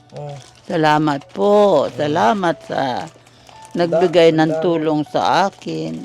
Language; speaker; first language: Filipino; non-native, local second language; Cebuano